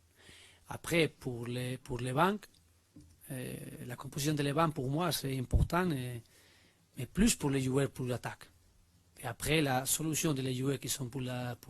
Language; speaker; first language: French; non-native, learner; Spanish